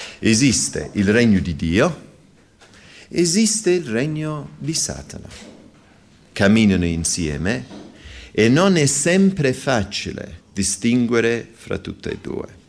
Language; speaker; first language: Italian; non-native, fluent; English